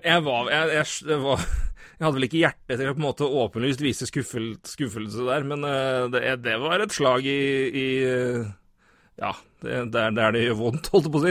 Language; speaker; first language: Norwegian; native; Norwegian